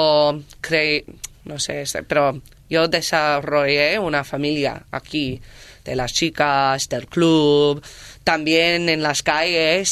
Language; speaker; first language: Spanish; non-native, learner; English